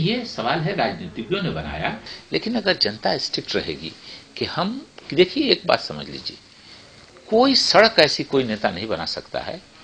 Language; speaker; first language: Hindi; native; Hindi